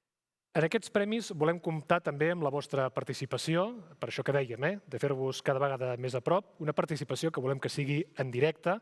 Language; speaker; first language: Catalan; native; Catalan